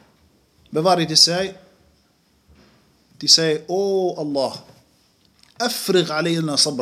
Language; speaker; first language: Danish; non-native, fluent; Arabic